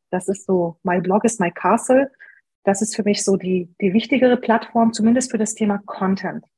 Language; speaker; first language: German; early bilingual, other home language; Hungarian